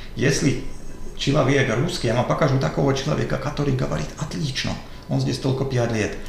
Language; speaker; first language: Russian; non-native, learner; Slovak